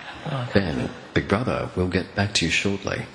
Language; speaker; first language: English; native; English